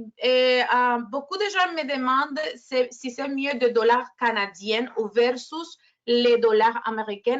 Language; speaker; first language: French; non-native, fluent; Spanish